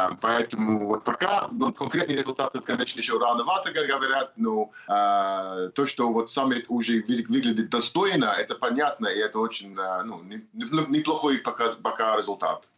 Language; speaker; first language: Russian; non-native, learner; English